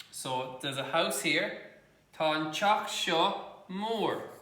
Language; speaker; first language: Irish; non-native, local second language; English